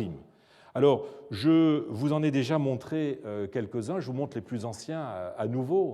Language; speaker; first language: French; native; French